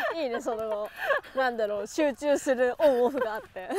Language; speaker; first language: Japanese; native; Japanese